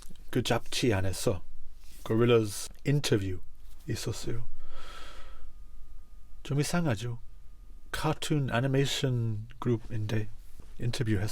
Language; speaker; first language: Korean; non-native, fluent; English